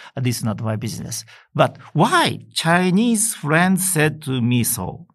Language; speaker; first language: English; non-native, learner; Japanese